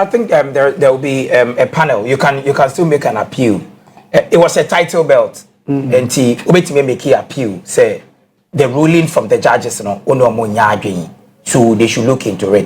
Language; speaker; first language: English; non-native, local second language; Akan